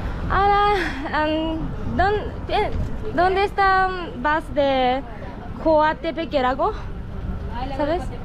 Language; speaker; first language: Spanish; non-native, learner; Japanese